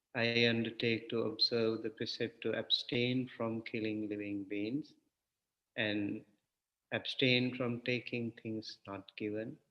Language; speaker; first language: English; non-native, local second language; Sinhala